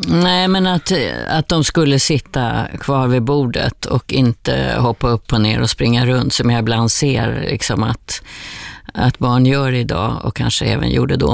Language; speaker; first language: Swedish; native; Swedish